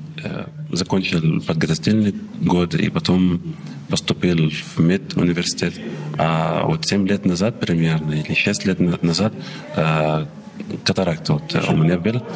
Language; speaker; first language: Russian; non-native, learner; Arabic